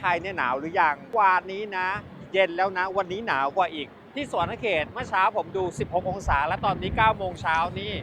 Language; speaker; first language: Thai; native; Thai